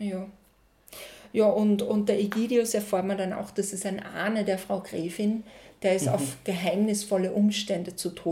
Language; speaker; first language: German; native; German